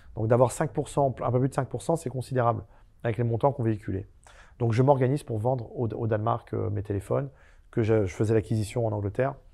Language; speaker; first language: French; native; French